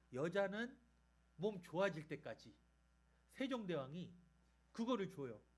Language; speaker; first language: Korean; native; Korean